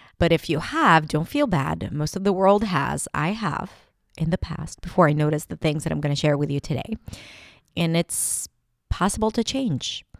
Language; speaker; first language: English; non-native, fluent; Hebrew